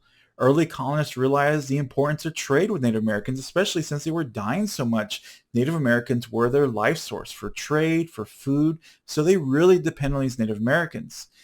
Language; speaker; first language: English; native; English